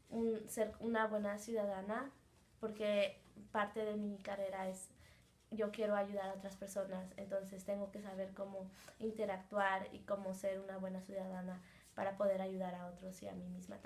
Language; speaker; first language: Spanish; early bilingual, heritage; Spanish